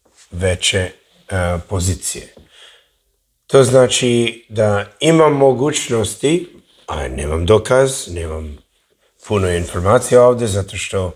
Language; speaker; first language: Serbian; early bilingual, heritage; English